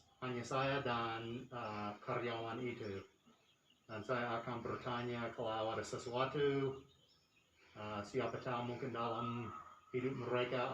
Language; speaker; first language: Indonesian; non-native, fluent; English